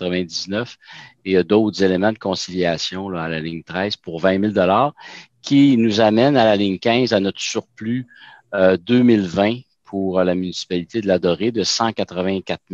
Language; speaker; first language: French; native; French